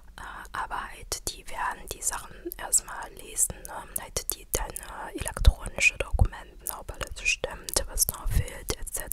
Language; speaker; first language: German; non-native, fluent; Chinese